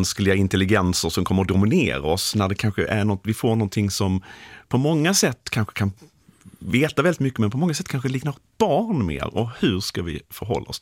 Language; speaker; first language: Swedish; native; Swedish